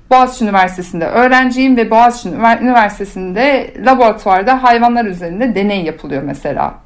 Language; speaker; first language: Turkish; early bilingual, heritage; Turkish